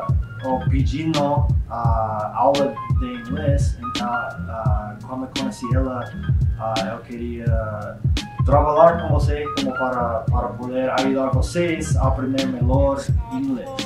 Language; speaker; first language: Portuguese; non-native, learner; English